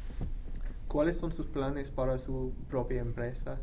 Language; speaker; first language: Spanish; non-native, fluent; English